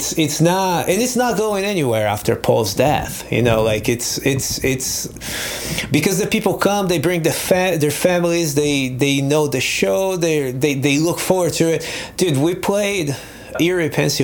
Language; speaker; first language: English; non-native, fluent; Portuguese